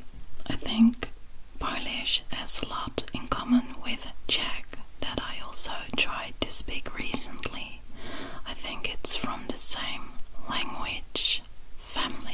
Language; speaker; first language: English; non-native, fluent; Dutch